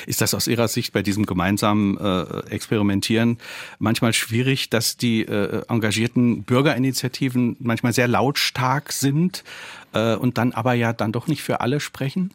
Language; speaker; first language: German; native; German